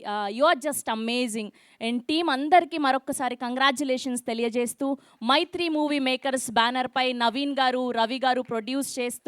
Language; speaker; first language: Telugu; native; Telugu